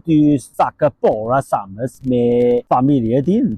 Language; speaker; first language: Norwegian; non-native, fluent; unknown